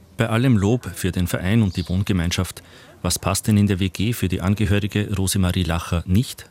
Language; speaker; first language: German; native; German